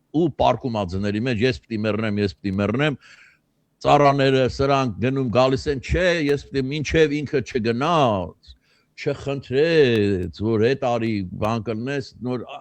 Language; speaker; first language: Armenian; native; Armenian